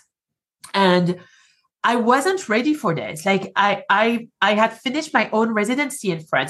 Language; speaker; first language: English; non-native, fluent; French